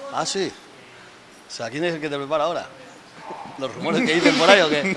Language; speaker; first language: Spanish; native; Spanish